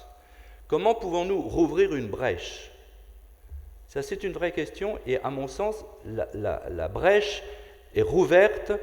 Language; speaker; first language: French; native; French